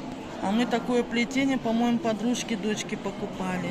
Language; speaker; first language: Russian; non-native, local second language; Kazakh